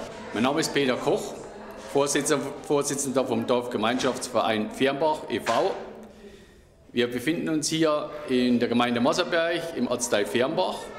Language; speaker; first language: German; native; German